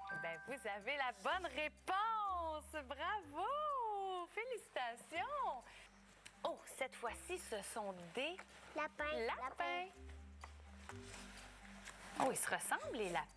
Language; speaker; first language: French; native; French